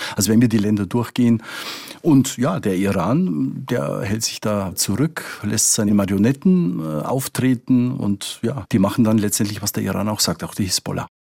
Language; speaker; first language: German; native; German